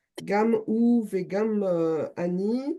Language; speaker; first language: Hebrew; non-native, learner; French